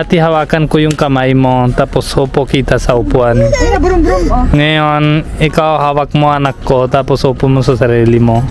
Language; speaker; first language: Filipino; non-native, learner; Hindi